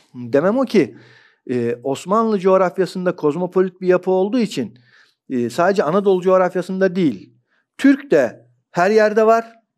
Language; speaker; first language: Turkish; native; Turkish